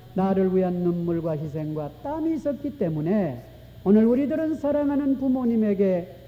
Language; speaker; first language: Korean; native; Korean